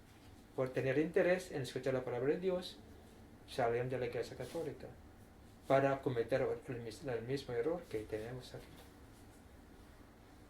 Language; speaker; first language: Spanish; non-native, fluent; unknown